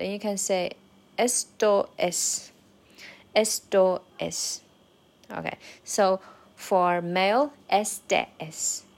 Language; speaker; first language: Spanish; non-native, learner; Chinese